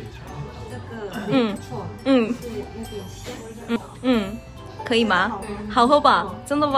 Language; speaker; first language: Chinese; non-native, fluent; Korean